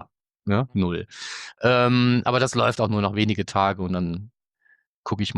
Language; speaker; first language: German; native; German